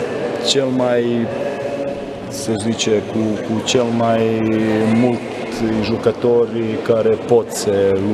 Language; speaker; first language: Romanian; non-native, learner; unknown